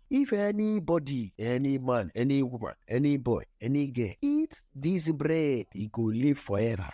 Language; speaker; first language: Nigerian Pidgin; native; Nigerian Pidgin